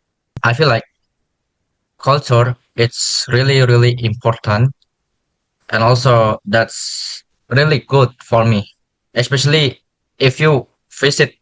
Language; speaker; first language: English; non-native, learner; Indonesian